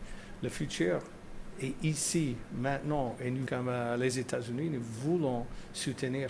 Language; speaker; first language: French; non-native, fluent; English